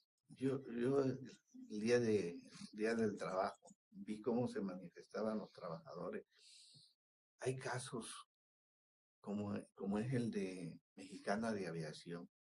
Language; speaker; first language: Spanish; native; Spanish